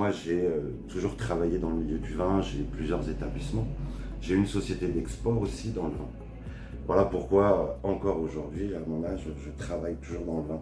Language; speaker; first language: French; native; French